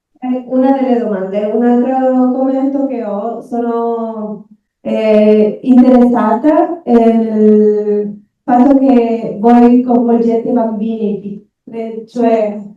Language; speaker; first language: Italian; non-native, learner; Spanish